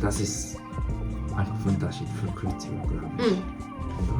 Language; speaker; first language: German; non-native, learner; Japanese